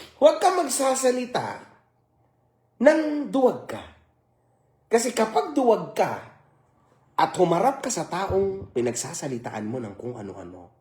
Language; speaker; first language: Filipino; native; Filipino